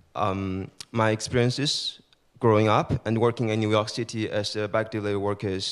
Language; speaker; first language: English; early bilingual, other home language; Chinese